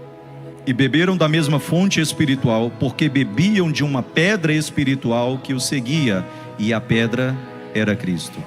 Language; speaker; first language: Portuguese; native; Portuguese